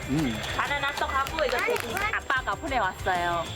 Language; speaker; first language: Korean; non-native, learner; Khmer